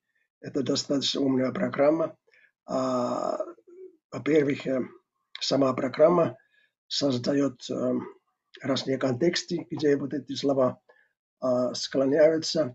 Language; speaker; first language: Russian; non-native, fluent; Finnish